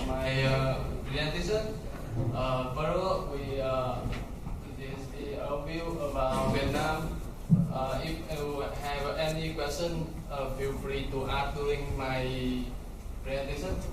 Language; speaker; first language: English; non-native, learner; Vietnamese